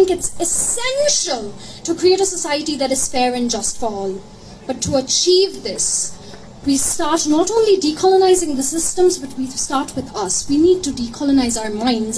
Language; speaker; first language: English; non-native, local second language; Bangla